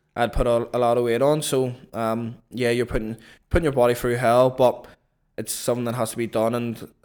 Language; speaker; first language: English; native; English